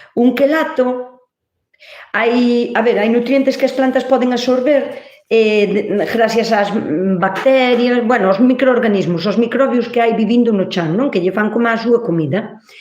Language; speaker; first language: Galician; native; Galician